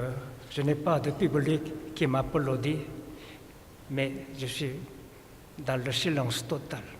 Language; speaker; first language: French; non-native, fluent; Korean